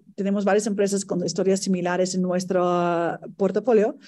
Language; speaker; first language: Spanish; non-native, fluent; English